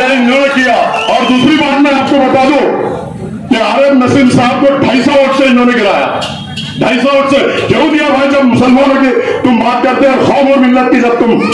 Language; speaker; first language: Hindi; non-native, local second language; Urdu